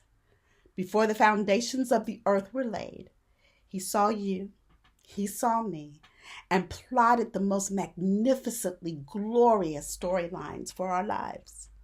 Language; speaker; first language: English; native; English